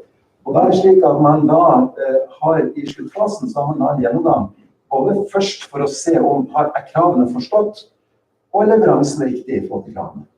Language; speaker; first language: Norwegian; native; Norwegian